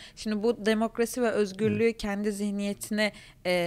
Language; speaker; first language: Turkish; native; Turkish